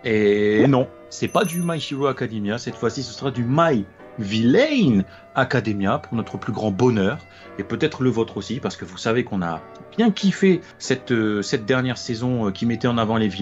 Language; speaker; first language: French; native; French